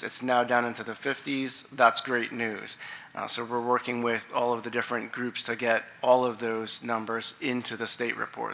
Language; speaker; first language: English; native; English